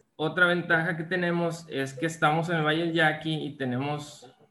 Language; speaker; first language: Spanish; native; Spanish